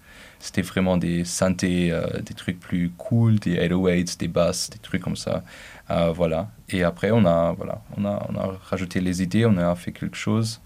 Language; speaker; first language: French; non-native, local second language; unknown